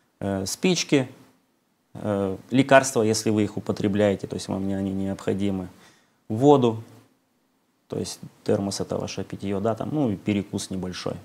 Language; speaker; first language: Russian; native; Russian